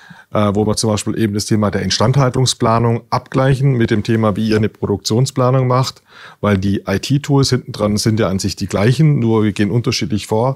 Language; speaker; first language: German; native; German